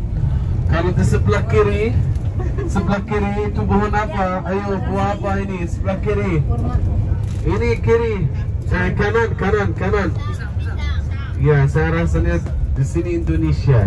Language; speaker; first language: Indonesian; non-native, fluent; Arabic